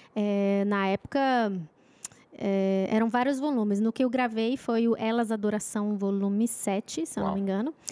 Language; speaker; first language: Portuguese; native; Portuguese